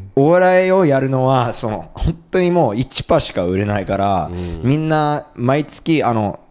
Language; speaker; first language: Japanese; non-native, fluent; English